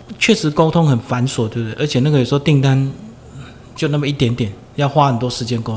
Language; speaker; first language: Chinese; native; Chinese